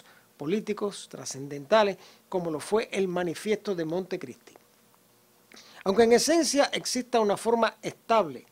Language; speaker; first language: Spanish; native; Spanish